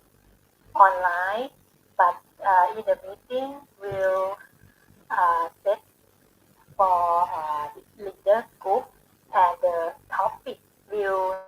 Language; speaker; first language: English; non-native, learner; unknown